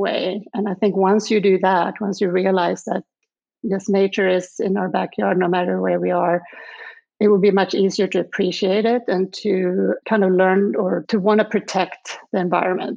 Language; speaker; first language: English; non-native, fluent; Swedish